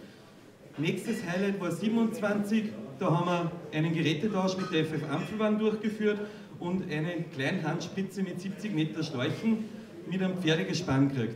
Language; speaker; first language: German; native; German